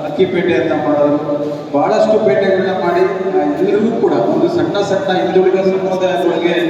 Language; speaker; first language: Kannada; native; Kannada